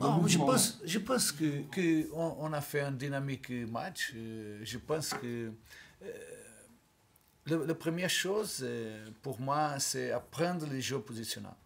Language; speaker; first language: French; non-native, learner; Portuguese